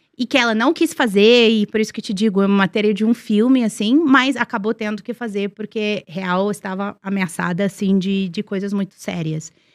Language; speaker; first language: Portuguese; non-native, fluent; Serbian